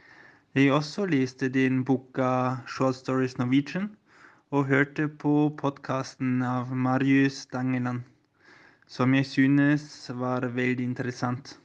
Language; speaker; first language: Norwegian; non-native, learner; German